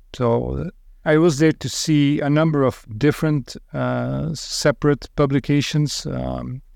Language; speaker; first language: English; non-native, fluent; Dutch